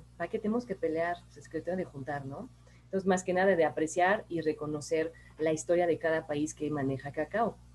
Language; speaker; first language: Spanish; non-native, fluent; French